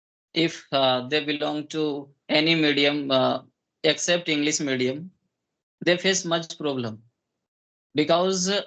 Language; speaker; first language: English; non-native, local second language; Hindi